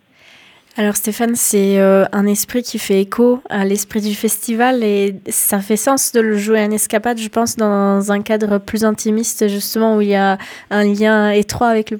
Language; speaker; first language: French; native; French